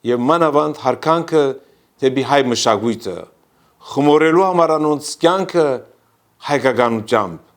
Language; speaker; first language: Armenian; early bilingual, heritage; Armenian